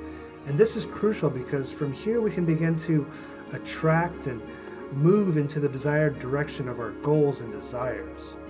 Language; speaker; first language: English; native; English